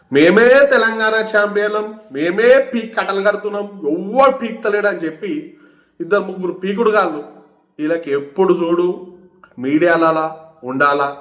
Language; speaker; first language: Telugu; native; Telugu